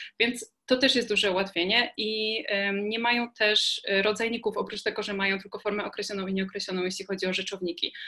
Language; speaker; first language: Polish; native; Polish